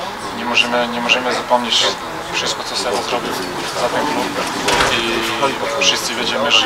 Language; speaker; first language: Polish; non-native, fluent; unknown